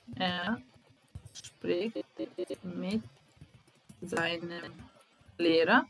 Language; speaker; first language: German; non-native, fluent; Serbian